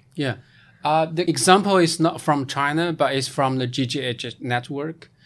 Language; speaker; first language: English; non-native, fluent; Chinese